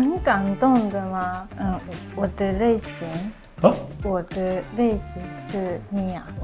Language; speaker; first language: Chinese; early bilingual, heritage; Japanese